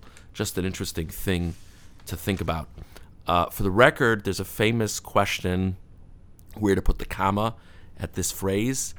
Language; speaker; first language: English; native; English